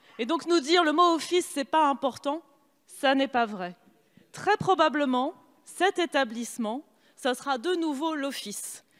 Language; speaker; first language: French; native; French